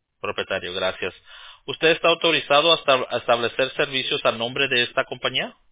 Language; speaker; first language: Spanish; early bilingual, heritage; Spanish